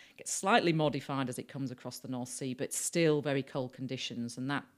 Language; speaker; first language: English; native; English